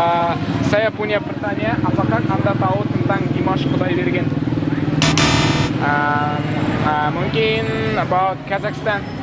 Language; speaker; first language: Indonesian; non-native, learner; Kazakh